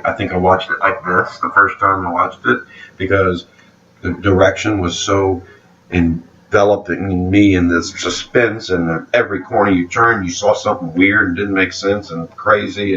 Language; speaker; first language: English; native; English